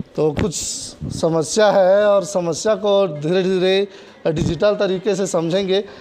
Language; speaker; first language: Hindi; non-native, local second language; Chhattisgarhi